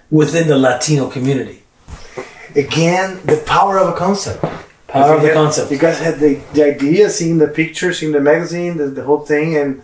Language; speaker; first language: English; non-native, fluent; Portuguese